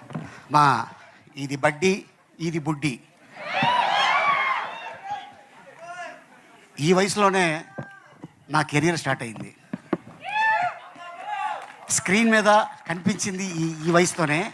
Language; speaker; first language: Telugu; native; Telugu